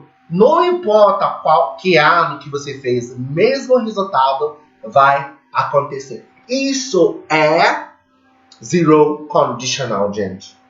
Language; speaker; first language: Portuguese; non-native, fluent; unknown